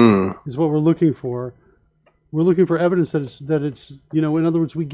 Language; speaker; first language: English; native; English